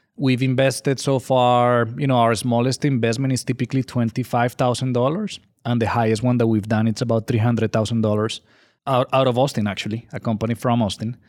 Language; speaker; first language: English; non-native, fluent; Spanish